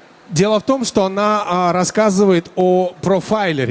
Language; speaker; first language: Russian; native; Russian